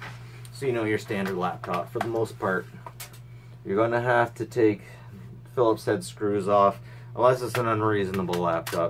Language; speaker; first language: English; native; English